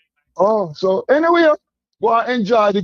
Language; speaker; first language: English; native; English